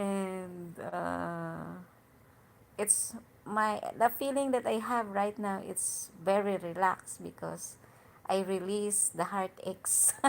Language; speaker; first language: English; non-native, learner; Hiligaynon